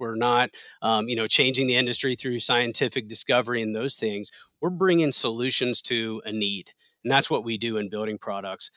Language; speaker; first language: English; native; English